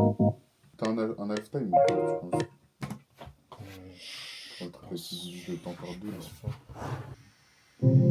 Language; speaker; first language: French; native; French